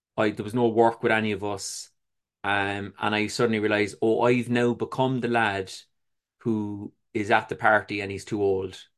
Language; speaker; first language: English; native; English